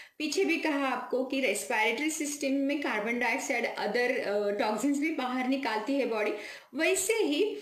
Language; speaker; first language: Hindi; non-native, local second language; Marathi